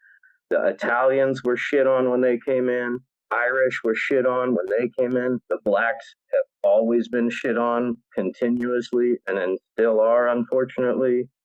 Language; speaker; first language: English; native; English